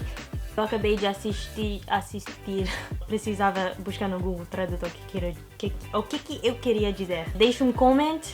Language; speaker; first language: Portuguese; non-native, learner; English